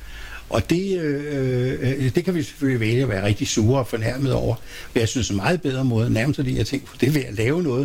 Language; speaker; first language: Danish; native; Danish